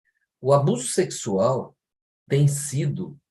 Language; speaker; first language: Portuguese; native; Portuguese